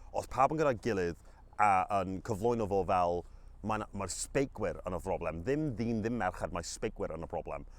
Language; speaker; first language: Welsh; non-native, local second language; English